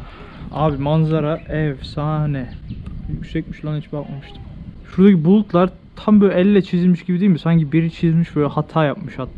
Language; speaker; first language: Turkish; native; Turkish